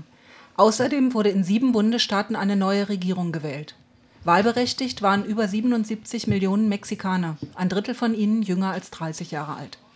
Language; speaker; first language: German; native; German